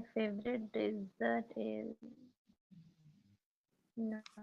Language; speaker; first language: English; non-native, learner; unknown